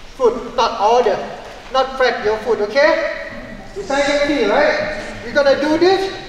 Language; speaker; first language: English; non-native, learner; Thai